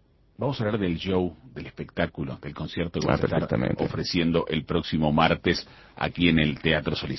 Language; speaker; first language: Spanish; native; Spanish